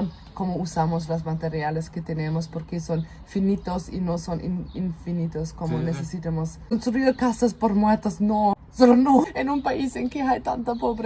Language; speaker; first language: Spanish; non-native, fluent; German